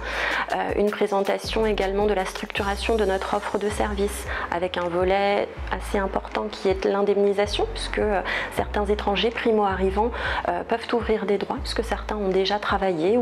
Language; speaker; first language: French; native; French